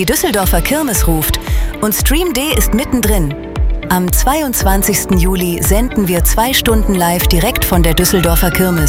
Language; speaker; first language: German; native; German